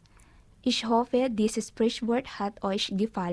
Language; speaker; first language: German; non-native, learner; Filipino